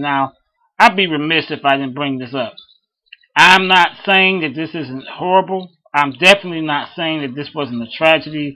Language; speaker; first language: English; native; English